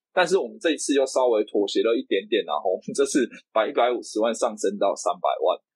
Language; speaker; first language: Chinese; native; Chinese